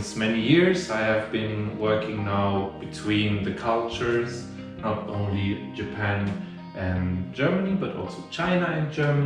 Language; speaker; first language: English; non-native, fluent; German